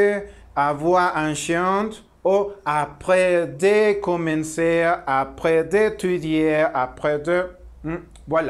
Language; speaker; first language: French; non-native, learner; Spanish